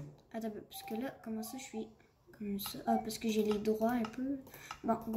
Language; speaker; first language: French; native; French